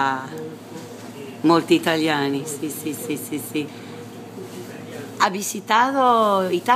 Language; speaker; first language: Spanish; non-native, learner; English